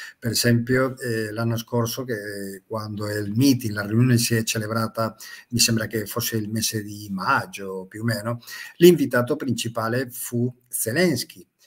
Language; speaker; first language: Italian; non-native, fluent; Spanish